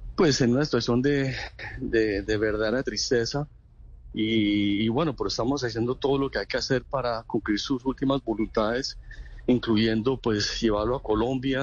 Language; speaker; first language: Spanish; native; Spanish